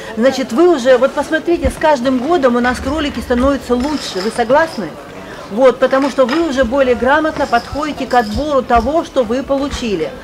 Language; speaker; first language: Russian; native; Russian